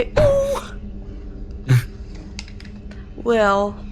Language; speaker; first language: French; native; French